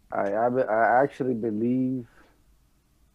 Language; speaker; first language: English; non-native, fluent; French